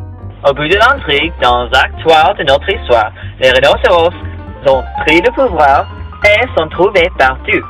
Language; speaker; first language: French; non-native, learner; English